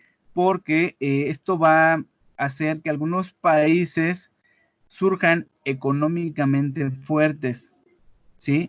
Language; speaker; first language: Spanish; native; Spanish